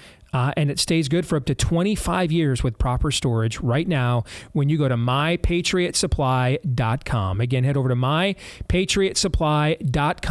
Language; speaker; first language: English; native; English